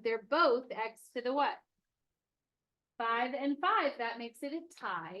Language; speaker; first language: English; native; English